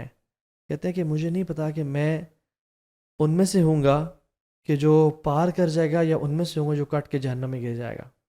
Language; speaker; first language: Urdu; native; Urdu